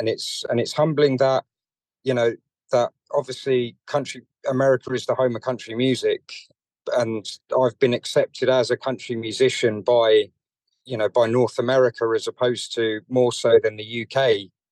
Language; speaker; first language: English; native; English